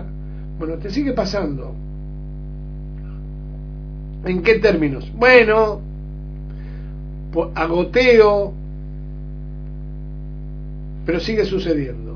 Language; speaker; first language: Spanish; native; Spanish